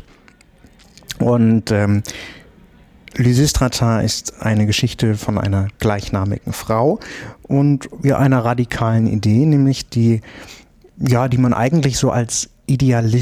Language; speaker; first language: German; native; German